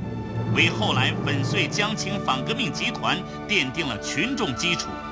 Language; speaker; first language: Chinese; native; Chinese